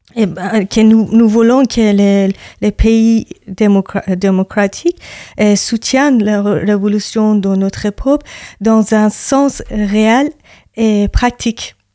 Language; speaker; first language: French; non-native, learner; Persian